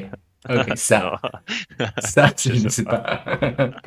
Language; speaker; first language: French; non-native, learner; German